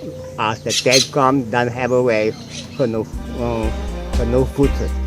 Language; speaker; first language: Dutch; non-native, local second language; Papiamento